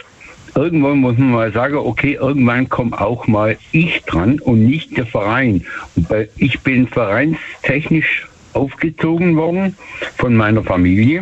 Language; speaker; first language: German; native; German